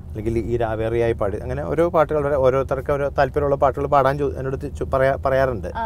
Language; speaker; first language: Malayalam; native; Malayalam